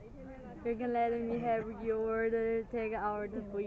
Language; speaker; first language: English; non-native, learner; Chinese